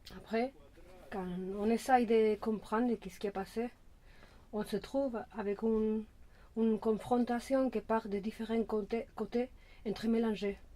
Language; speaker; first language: French; non-native, fluent; Spanish